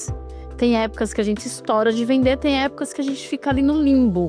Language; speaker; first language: Portuguese; native; Portuguese